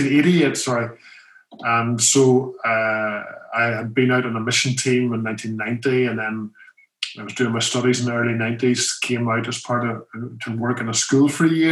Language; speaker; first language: English; native; English